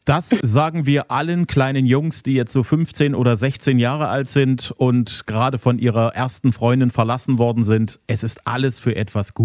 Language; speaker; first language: German; native; German